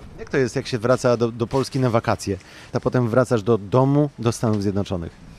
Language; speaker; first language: Polish; native; Polish